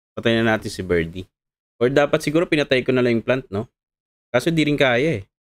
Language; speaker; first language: Filipino; native; Filipino